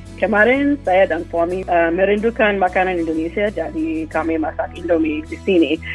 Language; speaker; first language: Indonesian; non-native, fluent; English